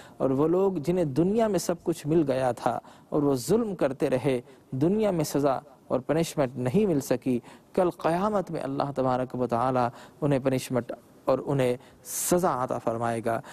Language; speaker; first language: Urdu; native; Urdu